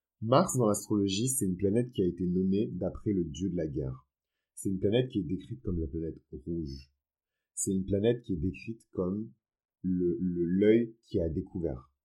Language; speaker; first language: French; early bilingual, other home language; Fon